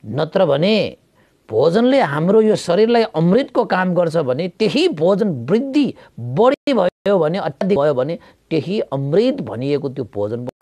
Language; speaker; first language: Nepali; native; Nepali